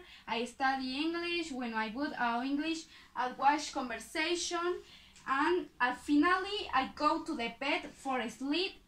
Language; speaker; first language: English; non-native, learner; Spanish